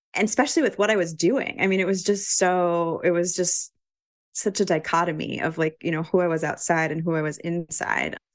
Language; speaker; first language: English; native; English